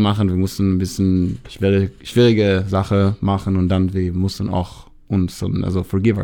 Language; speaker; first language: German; non-native, learner; Hebrew